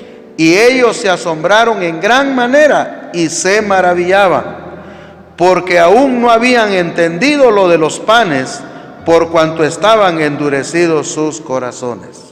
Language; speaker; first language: Spanish; native; Spanish